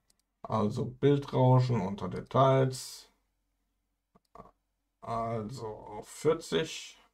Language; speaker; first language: German; native; German